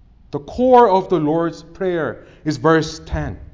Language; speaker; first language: English; non-native, fluent; Korean